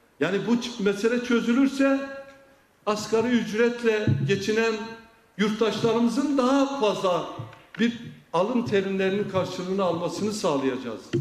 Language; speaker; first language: Turkish; non-native, local second language; Kurdish